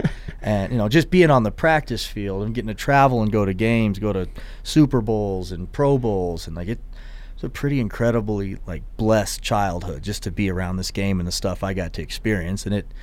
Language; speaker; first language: English; native; English